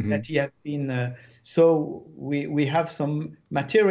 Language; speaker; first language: English; non-native, learner; French